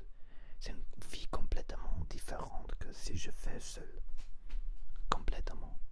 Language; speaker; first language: French; non-native, learner; Spanish